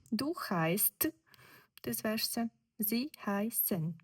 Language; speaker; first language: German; non-native, fluent; Ukrainian